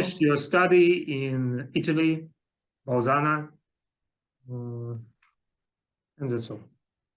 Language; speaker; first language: English; non-native, learner; Russian